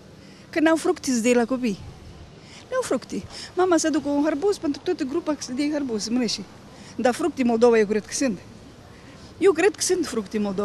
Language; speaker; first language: Romanian; native; Romanian